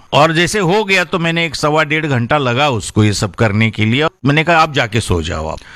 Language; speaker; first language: Hindi; non-native, local second language; Marathi